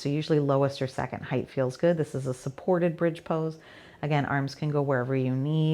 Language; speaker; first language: English; native; English